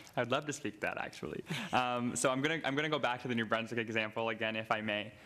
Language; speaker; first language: English; native; English